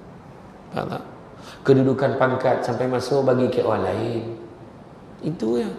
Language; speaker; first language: Malay; native; Malay